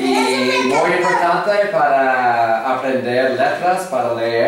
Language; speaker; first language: Spanish; non-native, learner; English